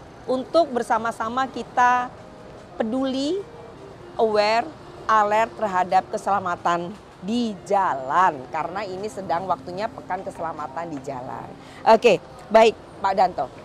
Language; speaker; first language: Indonesian; native; Indonesian